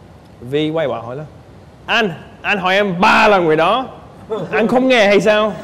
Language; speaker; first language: Vietnamese; non-native, fluent; English